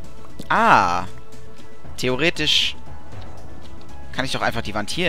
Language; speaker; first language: German; native; German